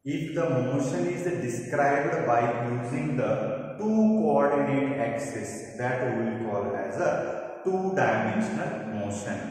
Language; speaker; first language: English; non-native, local second language; Kannada